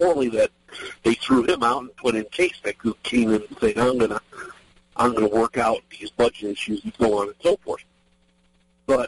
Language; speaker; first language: English; native; English